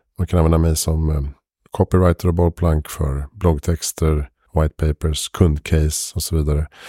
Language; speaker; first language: Swedish; native; Swedish